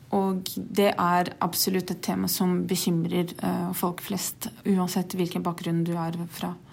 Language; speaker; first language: Norwegian; non-native, fluent; Portuguese